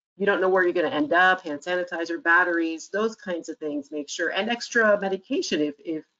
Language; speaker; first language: English; native; English